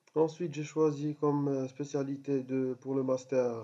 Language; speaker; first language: French; non-native, local second language; Arabic